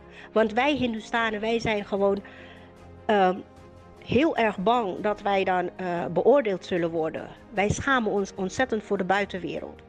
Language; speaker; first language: Dutch; native; Dutch